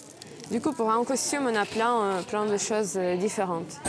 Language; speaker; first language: French; non-native, fluent; Ukrainian